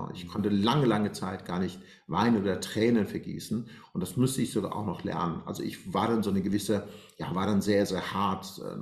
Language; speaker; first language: German; non-native, fluent; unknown